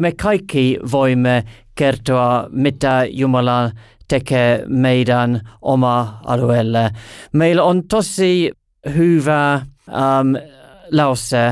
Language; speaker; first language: Finnish; non-native, learner; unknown